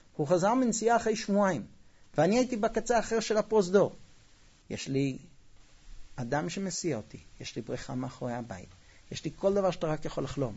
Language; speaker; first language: Hebrew; non-native, fluent; English